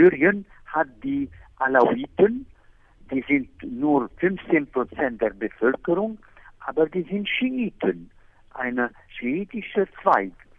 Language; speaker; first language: German; non-native, fluent; Arabic